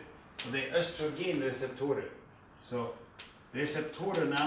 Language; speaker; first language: Swedish; non-native, fluent; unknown